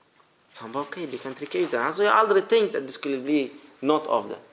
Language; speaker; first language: Swedish; non-native, fluent; Arabic